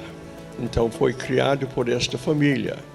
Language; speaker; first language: Portuguese; non-native, fluent; English